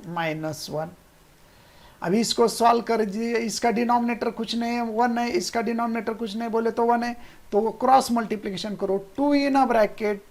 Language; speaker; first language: Hindi; non-native, local second language; Marathi